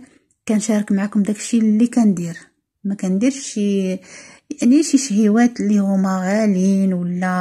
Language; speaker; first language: Arabic; native; Arabic